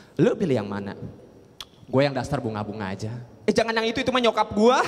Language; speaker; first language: Indonesian; native; Indonesian